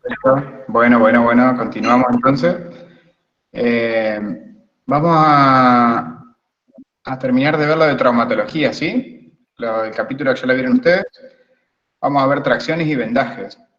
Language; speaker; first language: Spanish; native; Spanish